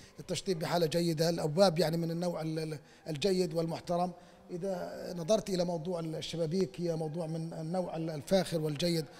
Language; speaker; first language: Arabic; native; Arabic